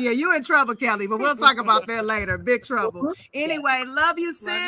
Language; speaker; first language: English; native; English